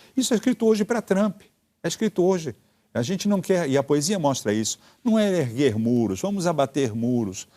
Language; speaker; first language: Portuguese; early bilingual, other home language; Italian